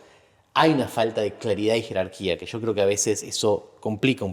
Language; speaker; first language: Spanish; native; Spanish